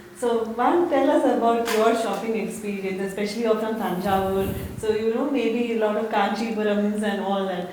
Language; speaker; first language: English; non-native, local second language; Malayalam